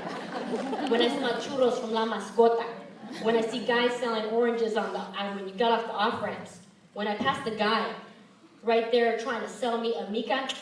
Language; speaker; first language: English; early bilingual, other home language; Spanish